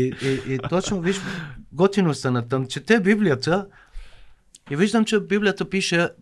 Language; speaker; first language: Bulgarian; non-native, fluent; Persian